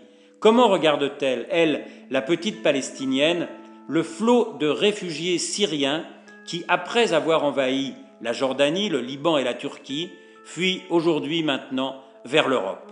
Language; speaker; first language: French; native; French